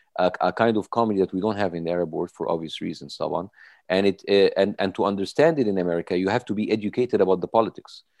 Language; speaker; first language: English; non-native, fluent; Arabic